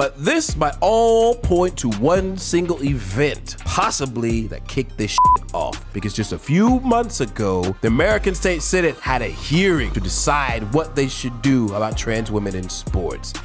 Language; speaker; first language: English; native; English